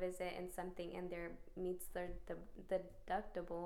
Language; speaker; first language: English; early bilingual, other home language; Spanish